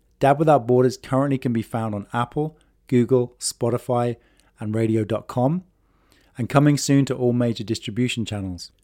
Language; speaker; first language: English; native; English